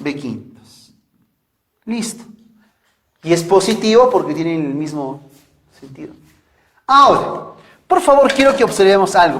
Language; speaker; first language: Spanish; native; Spanish